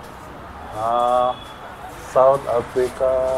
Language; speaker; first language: Hindi; non-native, learner; Arabic